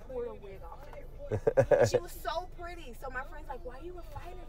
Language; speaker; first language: English; native; English